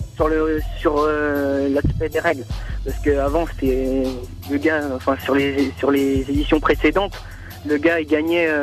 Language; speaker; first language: French; native; French